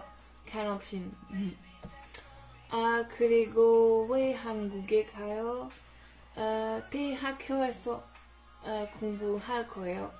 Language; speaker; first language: Korean; non-native, learner; French